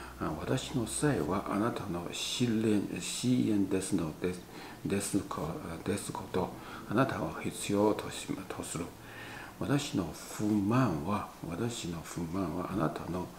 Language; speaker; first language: Japanese; non-native, learner; Chinese